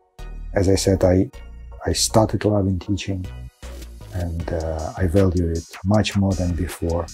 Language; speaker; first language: English; non-native, fluent; Russian